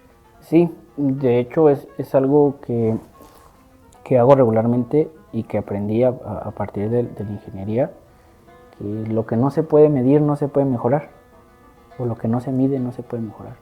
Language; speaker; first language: Spanish; native; Spanish